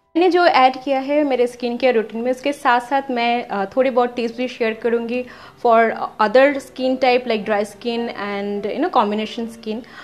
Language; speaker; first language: Hindi; non-native, local second language; Bangla